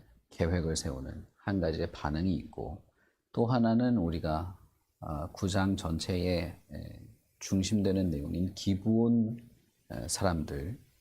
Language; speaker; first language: Korean; native; Korean